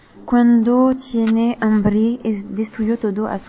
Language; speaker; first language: Spanish; non-native, learner; French